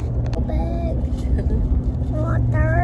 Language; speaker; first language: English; non-native, local second language; Filipino